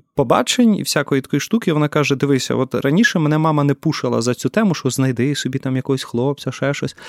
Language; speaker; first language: Ukrainian; native; Ukrainian